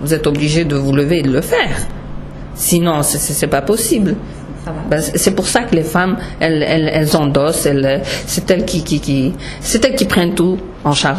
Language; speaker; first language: French; non-native, local second language; Arabic